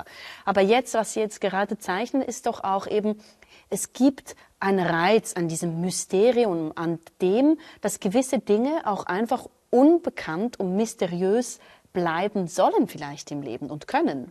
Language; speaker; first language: German; native; German